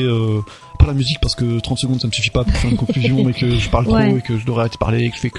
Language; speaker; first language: French; native; French